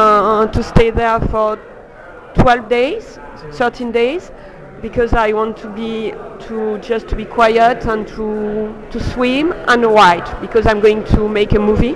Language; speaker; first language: English; non-native, learner; French